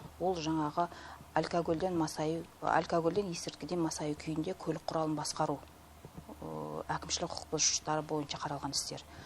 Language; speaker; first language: Kazakh; native; Kazakh